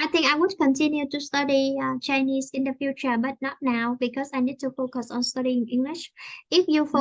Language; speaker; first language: English; non-native, fluent; Vietnamese